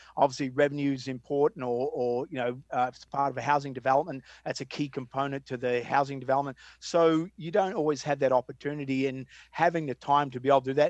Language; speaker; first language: English; native; English